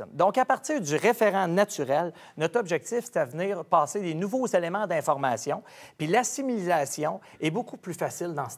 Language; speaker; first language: French; native; French